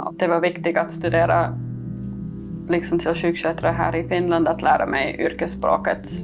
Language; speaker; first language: Swedish; non-native, fluent; English